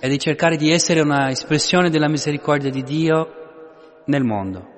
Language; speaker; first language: Italian; non-native, fluent; Portuguese